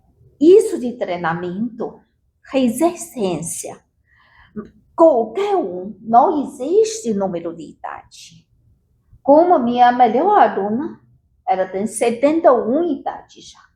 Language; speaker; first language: Portuguese; non-native, learner; Chinese